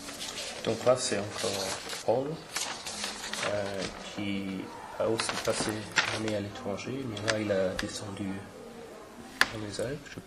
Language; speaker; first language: French; non-native, fluent; English